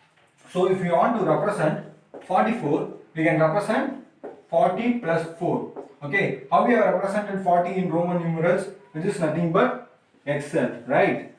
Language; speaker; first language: English; non-native, local second language; Tamil